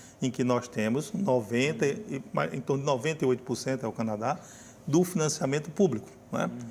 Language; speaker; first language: Portuguese; native; Portuguese